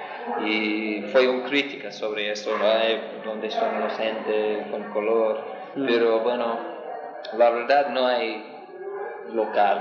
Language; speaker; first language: Spanish; non-native, learner; English